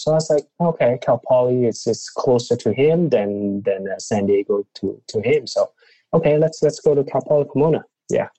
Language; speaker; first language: English; non-native, local second language; Cantonese